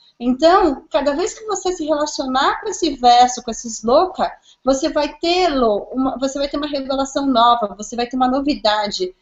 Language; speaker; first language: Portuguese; native; Portuguese